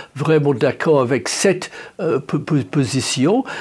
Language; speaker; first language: French; non-native, fluent; English